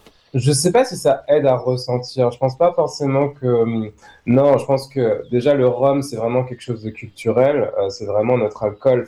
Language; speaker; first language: French; native; French